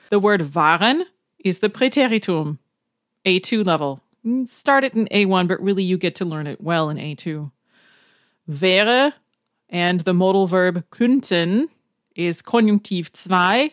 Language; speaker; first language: English; native; English